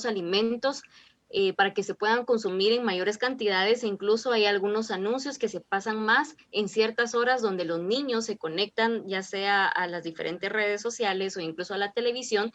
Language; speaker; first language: Spanish; native; Spanish